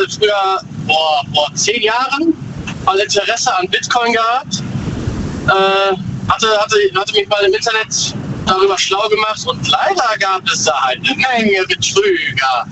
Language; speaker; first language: German; native; German